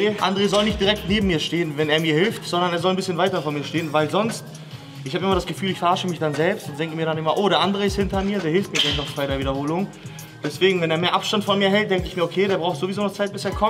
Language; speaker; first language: German; native; German